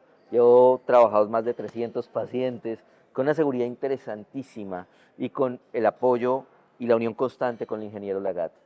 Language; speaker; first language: Spanish; native; Spanish